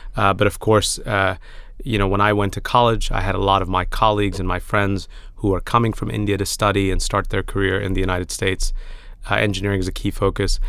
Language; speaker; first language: English; early bilingual, other home language; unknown